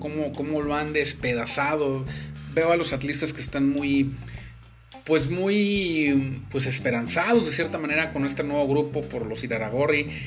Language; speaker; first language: Spanish; native; Spanish